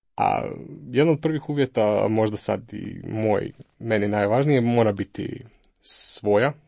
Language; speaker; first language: Croatian; native; Croatian